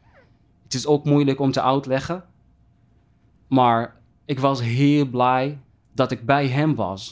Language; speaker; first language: Dutch; non-native, fluent; Arabic